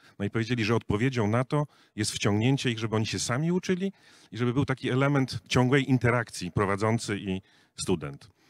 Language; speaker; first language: Polish; native; Polish